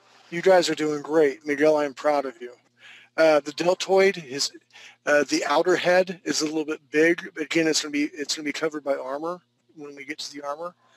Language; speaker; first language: English; native; English